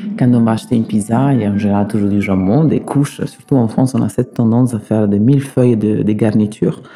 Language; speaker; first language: French; non-native, fluent; Italian